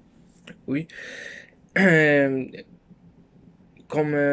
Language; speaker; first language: French; non-native, learner; Spanish